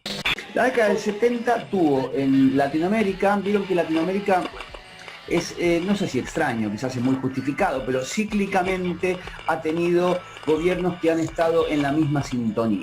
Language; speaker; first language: Spanish; native; Spanish